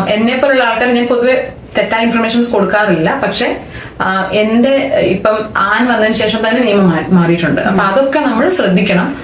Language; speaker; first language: Malayalam; native; Malayalam